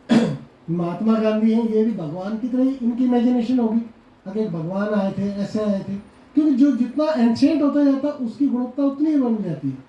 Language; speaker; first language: Hindi; native; Hindi